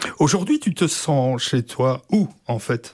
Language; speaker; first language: French; native; French